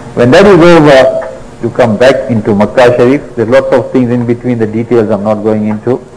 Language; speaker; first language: English; native; English